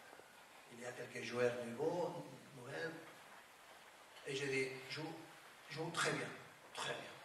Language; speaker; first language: French; non-native, learner; Spanish